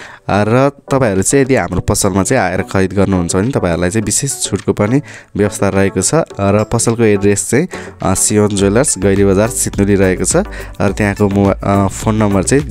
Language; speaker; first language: Nepali; native; Nepali